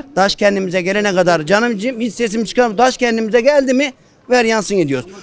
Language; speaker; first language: Turkish; native; Turkish